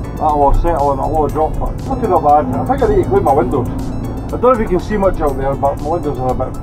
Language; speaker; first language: English; native; English